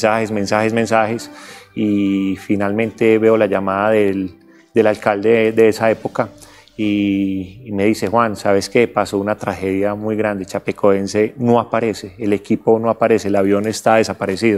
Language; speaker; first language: Spanish; native; Spanish